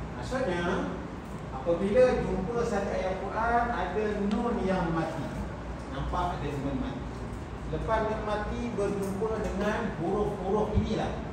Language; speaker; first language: Malay; native; Malay